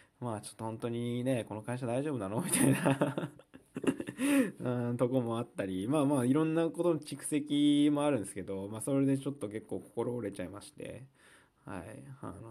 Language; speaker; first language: Japanese; native; Japanese